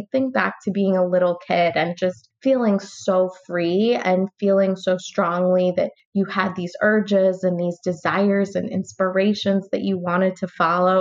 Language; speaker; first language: English; native; English